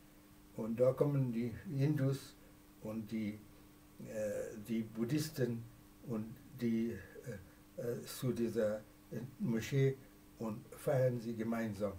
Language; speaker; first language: German; non-native, fluent; Persian